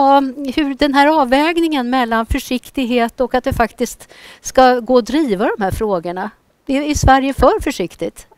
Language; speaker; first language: Swedish; native; Swedish